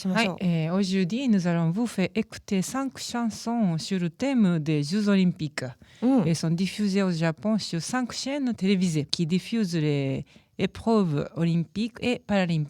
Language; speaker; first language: French; non-native, learner; Japanese